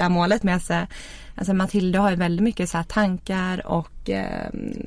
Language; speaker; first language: Swedish; native; Swedish